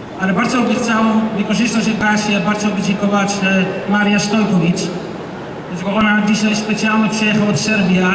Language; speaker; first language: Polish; non-native, learner; Dutch